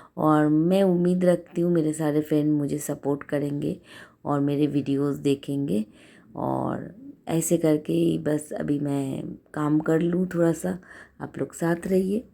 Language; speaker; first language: Hindi; non-native, local second language; Bangla